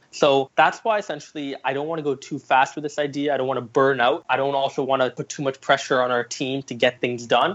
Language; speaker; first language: English; early bilingual, other home language; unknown